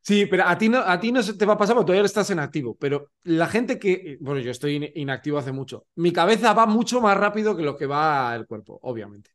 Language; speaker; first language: Spanish; native; Spanish